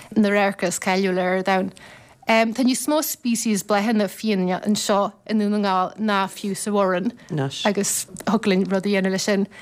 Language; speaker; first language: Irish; native; Irish